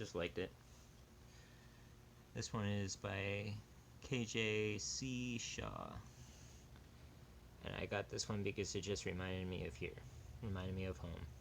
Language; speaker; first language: English; native; English